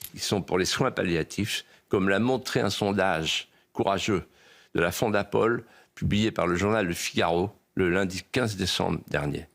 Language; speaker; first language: French; native; French